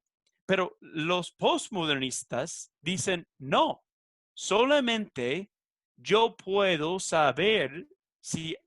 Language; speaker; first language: Spanish; non-native, fluent; English